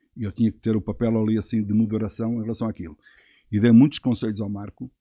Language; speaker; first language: Portuguese; native; Portuguese